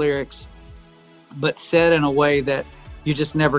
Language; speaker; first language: English; native; English